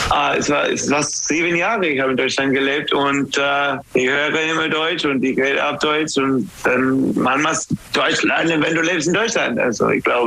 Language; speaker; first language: German; non-native, learner; English